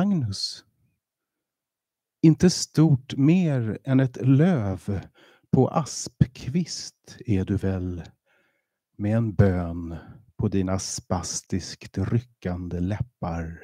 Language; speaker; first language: Swedish; native; Swedish